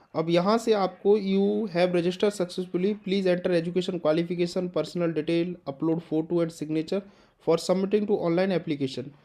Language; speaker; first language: Hindi; native; Hindi